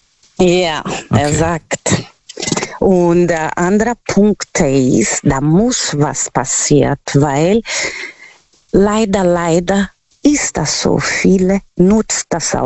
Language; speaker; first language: German; non-native, learner; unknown